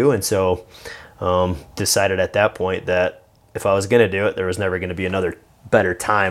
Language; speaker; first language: English; native; English